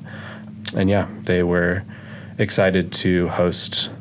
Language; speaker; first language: English; native; English